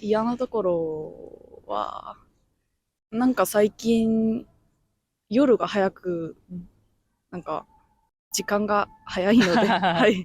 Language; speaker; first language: Japanese; non-native, fluent; Korean